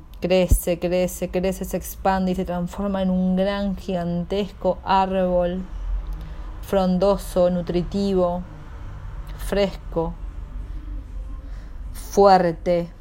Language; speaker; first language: Spanish; native; Spanish